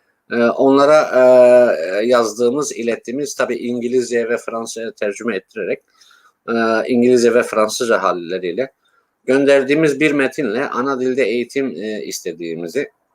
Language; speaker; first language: Turkish; non-native, local second language; Kurdish